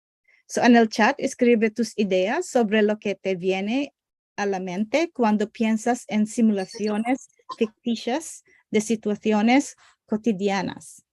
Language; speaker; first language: Spanish; non-native, learner; English